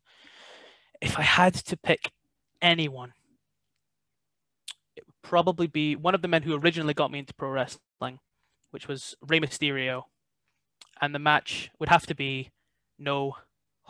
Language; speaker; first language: English; native; English